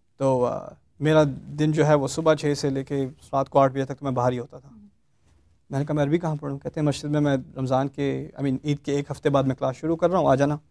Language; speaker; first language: Urdu; early bilingual, heritage; Urdu